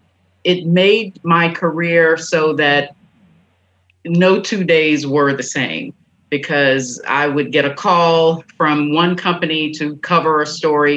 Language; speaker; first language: English; native; English